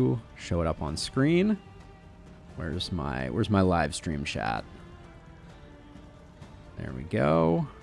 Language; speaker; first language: English; native; English